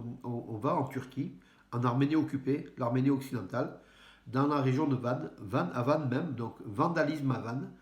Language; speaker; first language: French; native; French